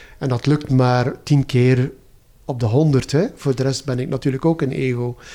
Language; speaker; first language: Dutch; native; Dutch